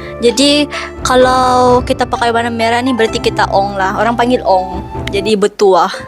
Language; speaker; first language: Malay; non-native, local second language; Chinese